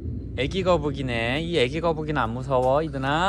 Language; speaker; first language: Korean; native; Korean